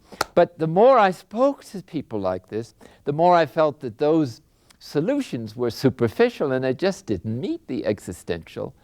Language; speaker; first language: English; native; English